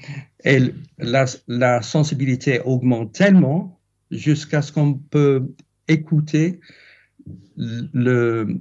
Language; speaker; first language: French; non-native, fluent; English